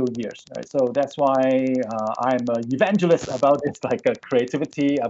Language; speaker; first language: English; non-native, local second language; Cantonese